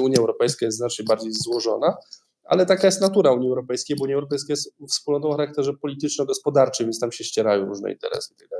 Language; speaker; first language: Polish; native; Polish